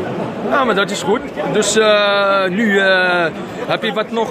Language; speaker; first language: Dutch; non-native, learner; Arabic